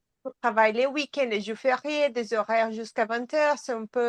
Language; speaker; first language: French; non-native, fluent; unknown